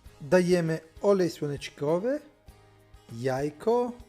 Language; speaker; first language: Polish; non-native, learner; Italian